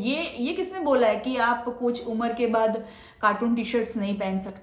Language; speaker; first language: Hindi; native; Hindi